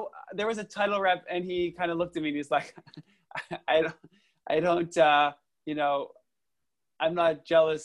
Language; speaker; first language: English; native; English